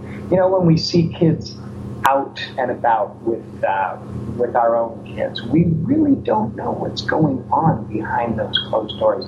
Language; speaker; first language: English; native; English